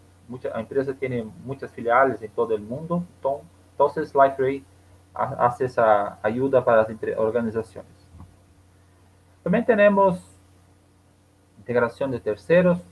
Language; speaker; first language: Spanish; non-native, learner; Portuguese